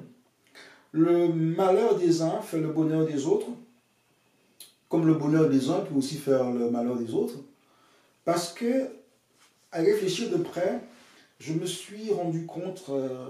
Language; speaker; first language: French; non-native, fluent; English